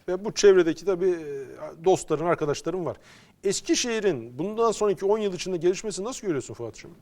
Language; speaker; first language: Turkish; native; Turkish